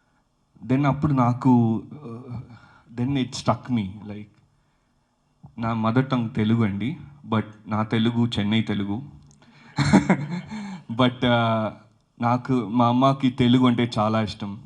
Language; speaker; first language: Telugu; early bilingual, heritage; Telugu